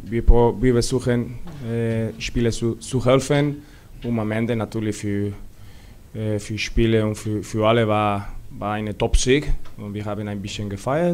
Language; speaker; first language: German; non-native, learner; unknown